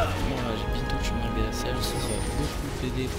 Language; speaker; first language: French; native; French